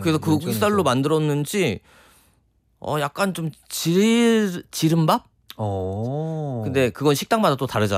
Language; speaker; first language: Korean; native; Korean